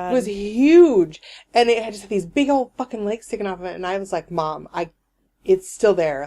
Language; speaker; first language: English; native; English